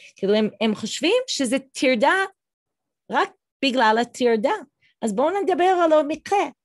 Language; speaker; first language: Hebrew; non-native, fluent; English